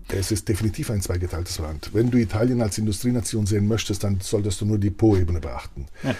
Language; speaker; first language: German; early bilingual, other home language; Italian